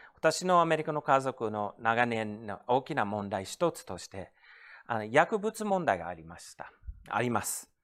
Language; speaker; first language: Japanese; non-native, fluent; English